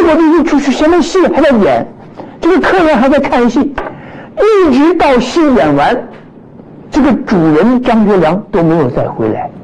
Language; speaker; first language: Chinese; native; Chinese